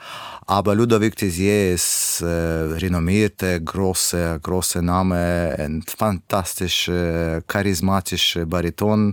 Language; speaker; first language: German; non-native, learner; Russian